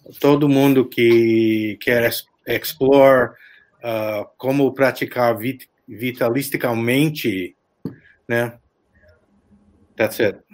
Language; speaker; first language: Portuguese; non-native, learner; English